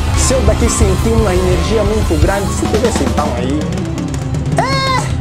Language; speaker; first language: Portuguese; native; Portuguese